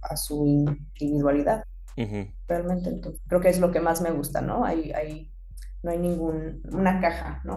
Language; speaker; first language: Spanish; early bilingual, heritage; Spanish